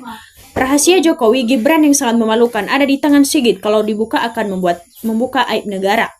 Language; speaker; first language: Indonesian; native; Indonesian